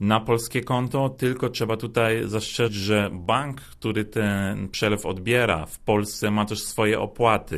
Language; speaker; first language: Polish; early bilingual, other home language; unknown